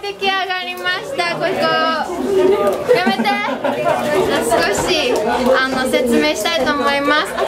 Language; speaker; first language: Japanese; non-native, learner; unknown